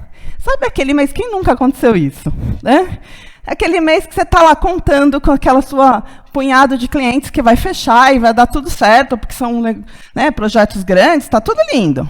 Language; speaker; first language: Portuguese; native; Portuguese